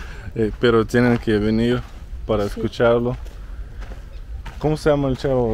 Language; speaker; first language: Spanish; non-native, fluent; Russian